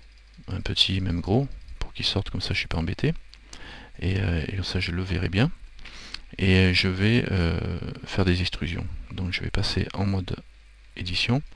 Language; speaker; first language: French; native; French